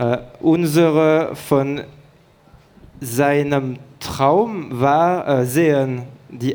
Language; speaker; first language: German; non-native, learner; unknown